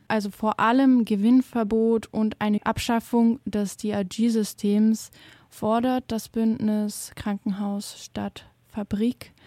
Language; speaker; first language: German; native; German